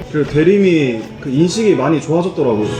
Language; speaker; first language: Korean; native; Korean